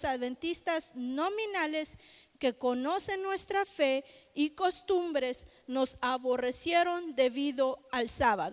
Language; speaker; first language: Spanish; native; Spanish